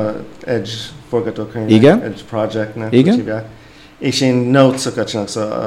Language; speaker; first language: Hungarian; early bilingual, heritage; English